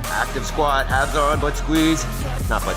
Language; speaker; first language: English; native; English